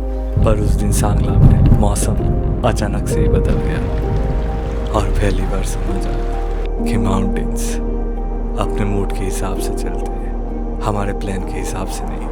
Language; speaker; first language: Hindi; non-native, local second language; Bangla